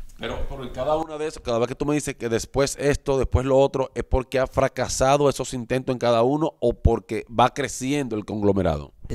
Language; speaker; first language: Spanish; native; Spanish